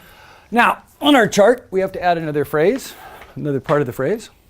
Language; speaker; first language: English; native; English